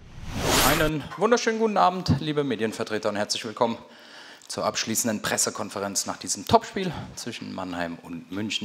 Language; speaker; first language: German; native; German